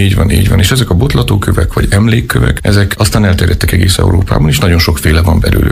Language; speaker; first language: Hungarian; native; Hungarian